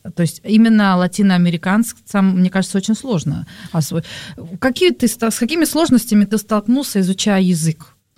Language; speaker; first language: Russian; native; Russian